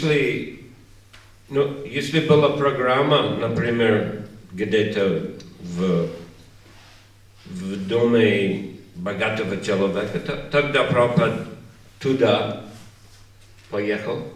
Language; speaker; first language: Russian; non-native, learner; English